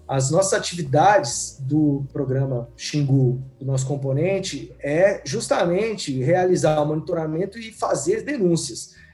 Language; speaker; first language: Portuguese; early bilingual, heritage; Portuguese